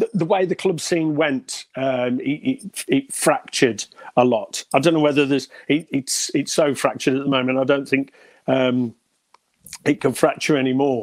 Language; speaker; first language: English; native; English